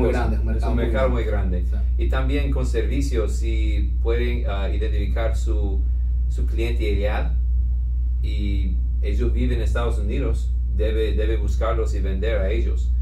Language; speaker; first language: Spanish; non-native, fluent; English